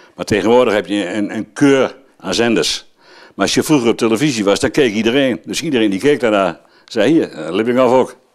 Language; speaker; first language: Dutch; native; Dutch